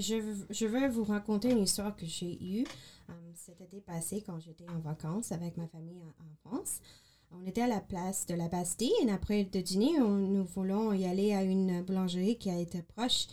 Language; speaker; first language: French; non-native, learner; English